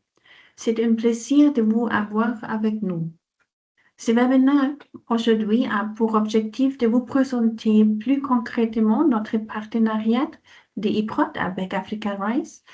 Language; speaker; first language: French; non-native, fluent; Dutch